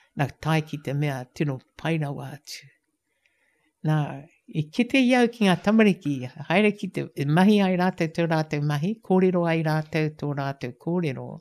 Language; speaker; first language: Māori; native; Māori